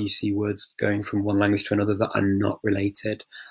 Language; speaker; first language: English; native; English